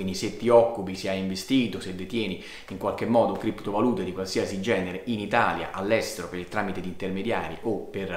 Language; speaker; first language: Italian; native; Italian